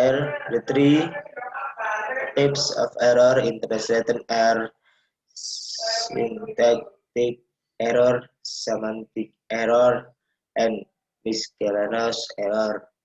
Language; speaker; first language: English; non-native, learner; Indonesian